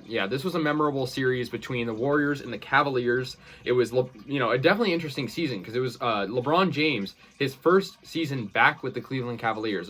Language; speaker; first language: English; native; English